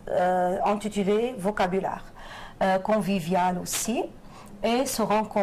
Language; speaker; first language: French; non-native, fluent; Arabic